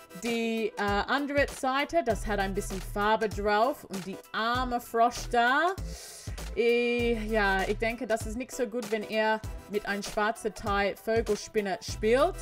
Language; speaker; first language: German; non-native, learner; English